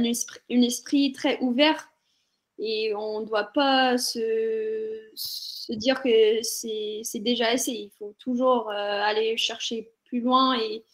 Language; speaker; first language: French; non-native, fluent; English